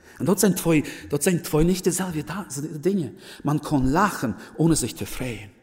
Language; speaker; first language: German; early bilingual, other home language; Plautdietsch